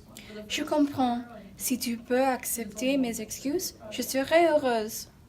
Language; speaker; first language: French; non-native, learner; English